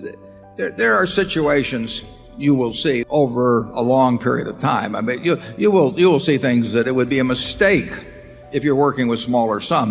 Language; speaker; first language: English; native; English